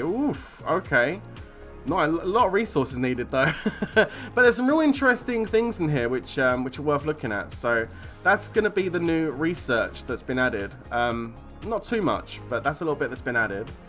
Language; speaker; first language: English; native; English